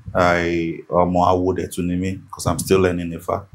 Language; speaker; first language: English; non-native, local second language; Yoruba